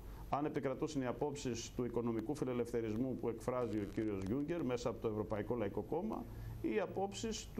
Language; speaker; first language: Greek; native; Greek